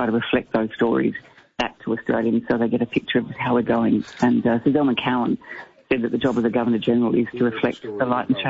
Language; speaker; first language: English; native; English